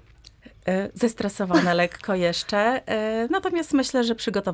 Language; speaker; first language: Polish; native; Polish